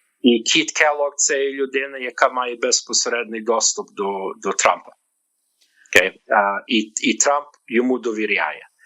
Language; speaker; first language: Ukrainian; early bilingual, heritage; Ukrainian